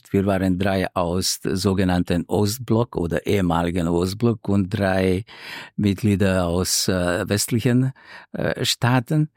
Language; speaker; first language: German; non-native, fluent; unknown